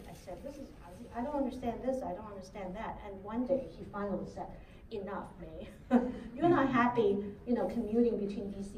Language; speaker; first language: English; non-native, fluent; Chinese